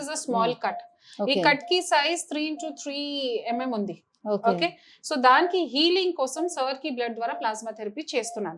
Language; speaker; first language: Telugu; non-native, fluent; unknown